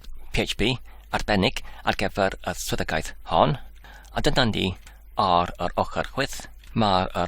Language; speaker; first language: Welsh; non-native, learner; English